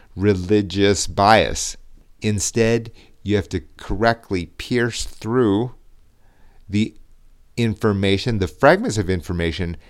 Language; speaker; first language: English; native; English